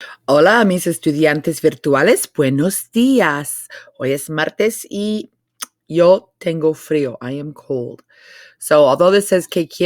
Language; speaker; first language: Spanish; non-native, fluent; English